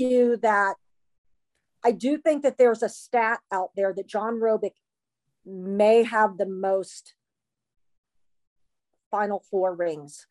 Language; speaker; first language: English; native; English